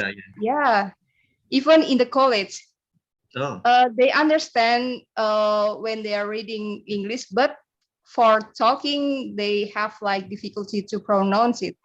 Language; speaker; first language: English; non-native, learner; Indonesian